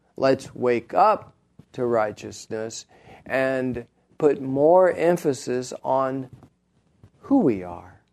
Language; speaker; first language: English; native; English